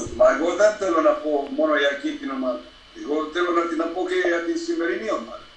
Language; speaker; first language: Greek; non-native, fluent; Serbian